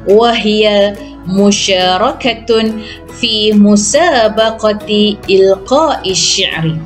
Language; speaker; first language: Arabic; non-native, fluent; Malay